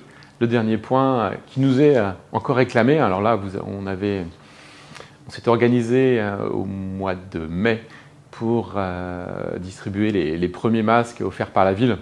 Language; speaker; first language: French; native; French